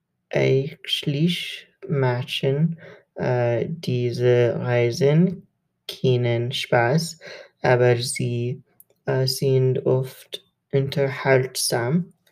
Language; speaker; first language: German; non-native, learner; English